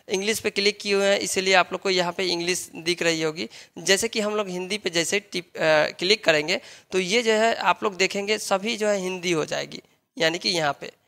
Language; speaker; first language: Hindi; native; Hindi